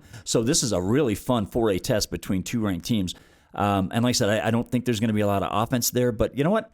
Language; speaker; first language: English; native; English